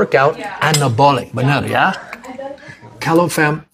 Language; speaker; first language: Indonesian; non-native, learner; English